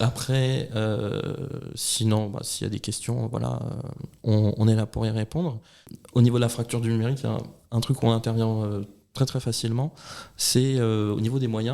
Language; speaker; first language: French; native; French